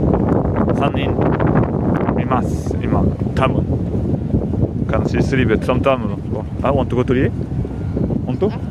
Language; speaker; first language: English; non-native, learner; French